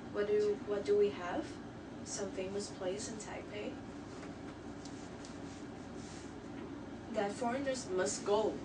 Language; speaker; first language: English; non-native, local second language; Chinese